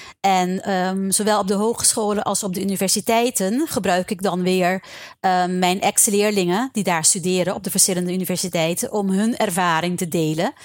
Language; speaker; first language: Dutch; non-native, local second language; Papiamento